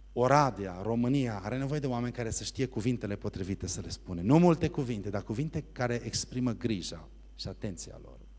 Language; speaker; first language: Romanian; early bilingual, heritage; Romanian